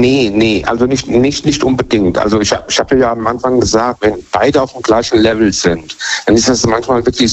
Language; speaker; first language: German; native; German